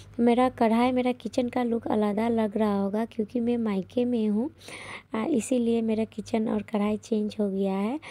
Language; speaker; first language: Hindi; non-native, local second language; Bangla